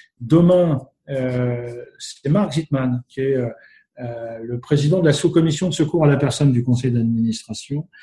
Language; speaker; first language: French; native; French